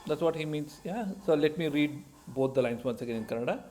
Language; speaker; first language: English; non-native, local second language; Kannada